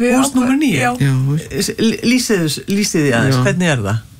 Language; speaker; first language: Icelandic; native; Icelandic